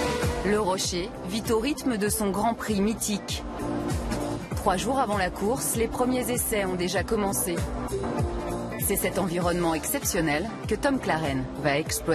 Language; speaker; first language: French; native; French